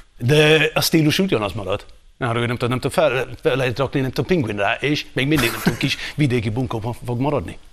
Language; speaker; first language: Hungarian; non-native, fluent; English